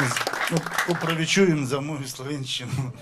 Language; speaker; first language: Slovenian; non-native, learner; Russian